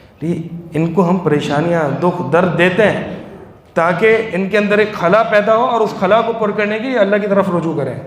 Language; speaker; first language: Urdu; native; Urdu